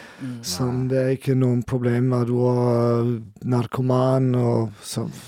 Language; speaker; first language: Norwegian; non-native, learner; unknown